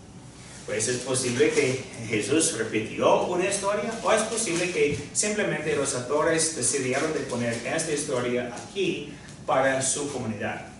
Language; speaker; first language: Spanish; non-native, fluent; English